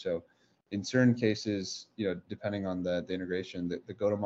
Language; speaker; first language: English; native; English